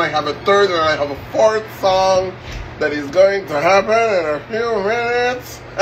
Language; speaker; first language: English; non-native, fluent; French